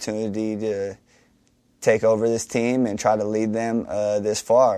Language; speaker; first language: English; native; English